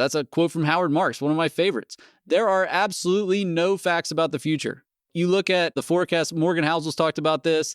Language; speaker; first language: English; native; English